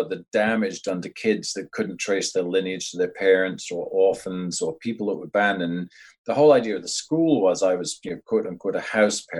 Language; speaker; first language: English; native; English